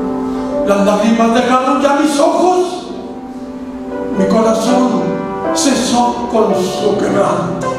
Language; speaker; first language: Spanish; native; Spanish